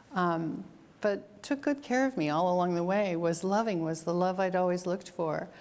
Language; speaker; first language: English; native; English